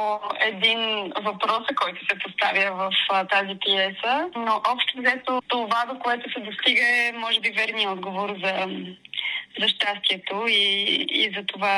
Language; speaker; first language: Bulgarian; native; Bulgarian